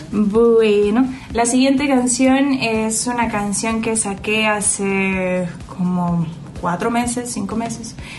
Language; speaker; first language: Spanish; native; Spanish